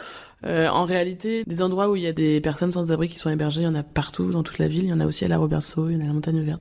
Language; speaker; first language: French; native; French